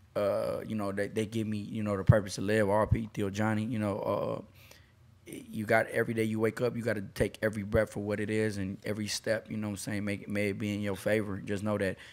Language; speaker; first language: English; native; English